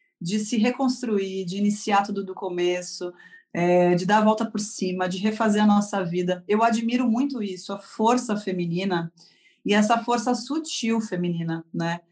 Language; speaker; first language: Portuguese; native; Portuguese